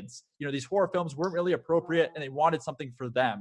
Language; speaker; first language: English; native; English